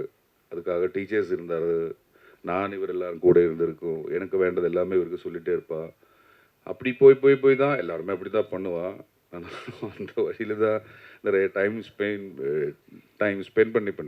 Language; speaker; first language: Tamil; non-native, learner; Malayalam